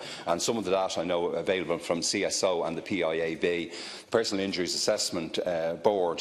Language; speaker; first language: English; native; English